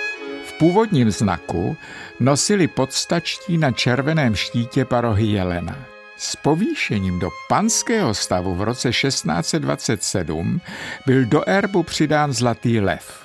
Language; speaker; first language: Czech; native; Czech